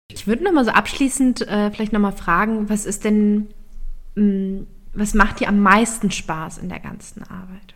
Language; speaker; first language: German; early bilingual, other home language; Turkish